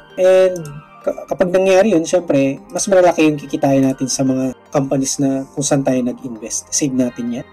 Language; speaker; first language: Filipino; non-native, local second language; Cebuano